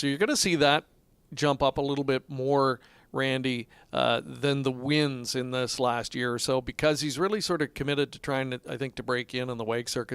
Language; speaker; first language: English; native; English